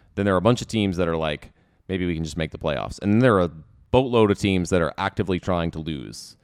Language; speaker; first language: English; native; English